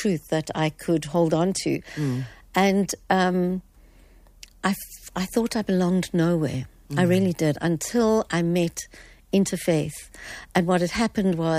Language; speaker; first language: English; native; English